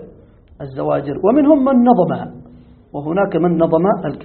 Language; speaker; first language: Arabic; native; Arabic